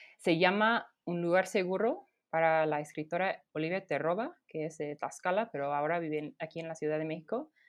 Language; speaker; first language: Spanish; non-native, fluent; English